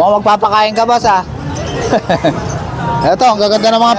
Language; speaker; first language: Filipino; native; Filipino